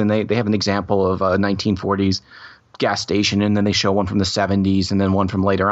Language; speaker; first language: English; native; English